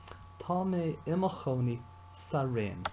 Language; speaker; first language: Irish; non-native, local second language; English